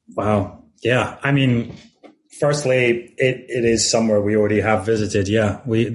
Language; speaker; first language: English; native; English